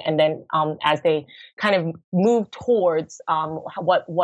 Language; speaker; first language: English; native; English